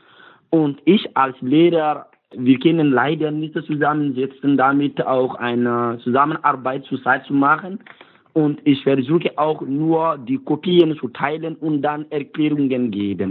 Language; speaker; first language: German; non-native, learner; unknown